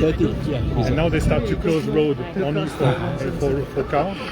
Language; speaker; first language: English; non-native, learner; French